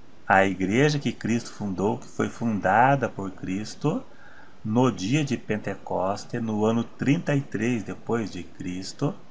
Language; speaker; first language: Portuguese; native; Portuguese